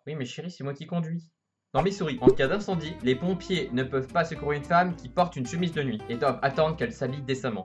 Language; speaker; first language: French; native; French